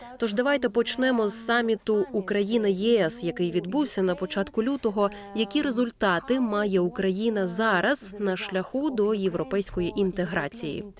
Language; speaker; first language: Ukrainian; native; Ukrainian